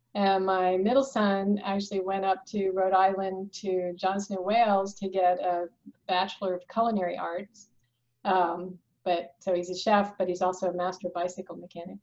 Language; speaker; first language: English; native; English